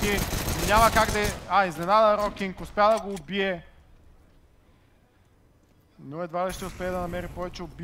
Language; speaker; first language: Bulgarian; native; Bulgarian